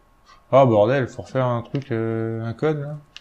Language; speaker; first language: French; native; French